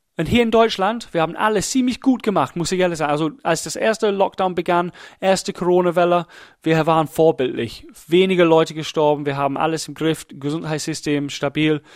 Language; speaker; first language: German; non-native, fluent; English